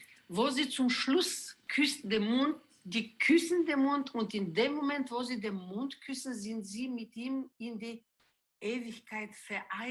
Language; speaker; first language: German; non-native, fluent; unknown